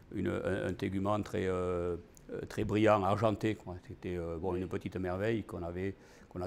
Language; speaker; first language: French; native; French